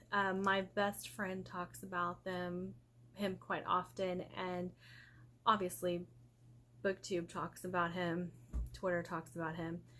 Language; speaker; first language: English; native; English